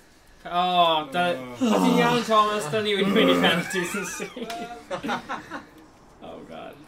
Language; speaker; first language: Welsh; native; Welsh